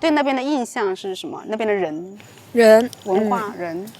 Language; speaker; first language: Chinese; native; Chinese